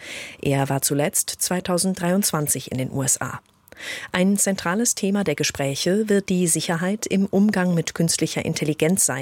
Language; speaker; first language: German; native; German